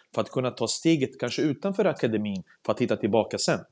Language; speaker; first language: Swedish; early bilingual, other home language; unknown